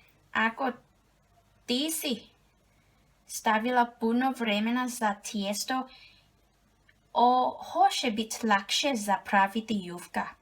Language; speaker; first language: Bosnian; non-native, learner; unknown